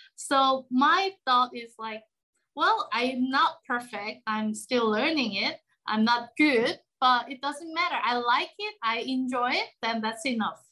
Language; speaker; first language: English; non-native, fluent; Korean